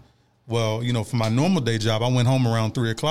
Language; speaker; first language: English; native; English